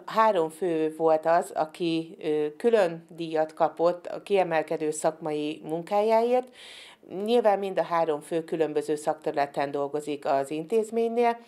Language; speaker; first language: Hungarian; native; Hungarian